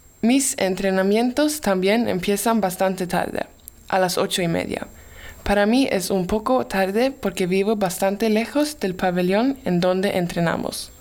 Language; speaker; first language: Spanish; non-native, learner; Swedish